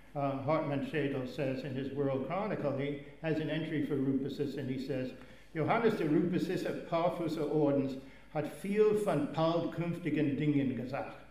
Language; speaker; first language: German; non-native, fluent; English